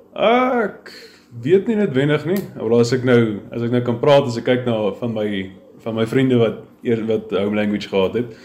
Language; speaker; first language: Afrikaans; native; Afrikaans